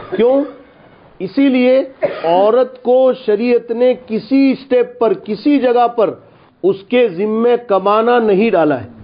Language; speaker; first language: Urdu; non-native, local second language; Gujarati